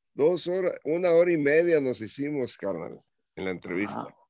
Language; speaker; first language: Spanish; native; Spanish